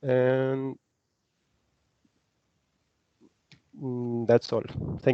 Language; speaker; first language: English; non-native, learner; Spanish